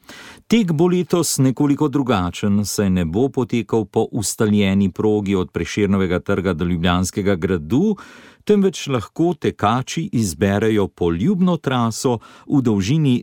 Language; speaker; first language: Slovenian; native; Slovenian